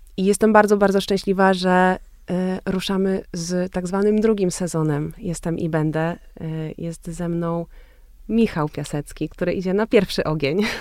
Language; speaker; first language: Polish; native; Polish